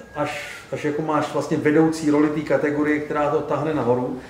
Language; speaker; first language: Czech; native; Czech